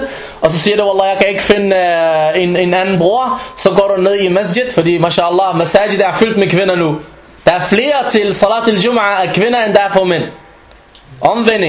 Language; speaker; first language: Danish; non-native, fluent; Arabic